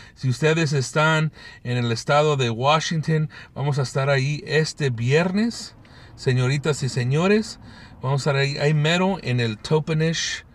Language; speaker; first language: Spanish; early bilingual, heritage; Spanish